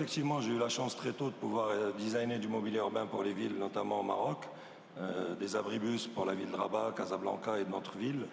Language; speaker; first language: French; non-native, local second language; Arabic